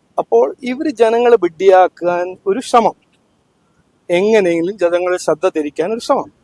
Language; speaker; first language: Malayalam; early bilingual, heritage; Malayalam